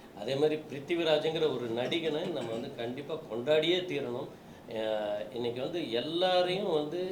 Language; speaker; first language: Tamil; native; Tamil